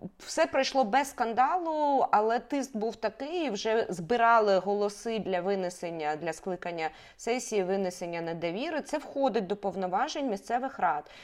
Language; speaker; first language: Ukrainian; native; Ukrainian